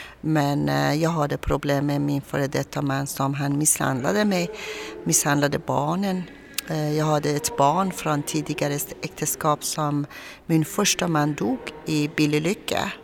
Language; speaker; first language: Swedish; non-native, fluent; Persian